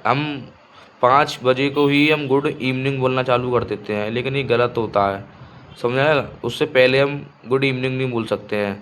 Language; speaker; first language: Hindi; native; Hindi